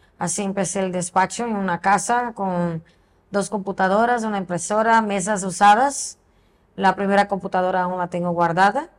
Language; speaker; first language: Spanish; non-native, fluent; Portuguese